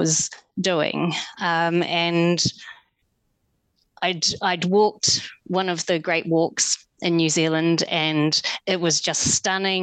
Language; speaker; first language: English; native; English